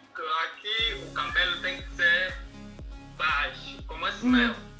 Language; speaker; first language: Italian; non-native, local second language; Portuguese